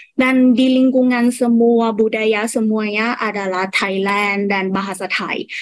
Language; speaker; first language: Indonesian; non-native, fluent; Thai